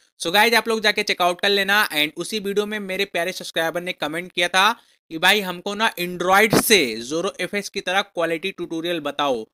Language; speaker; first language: Hindi; native; Hindi